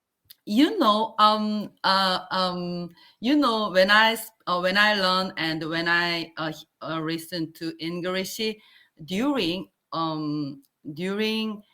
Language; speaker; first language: English; non-native, learner; Korean